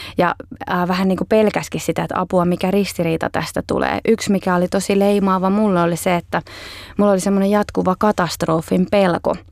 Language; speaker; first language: Finnish; native; Finnish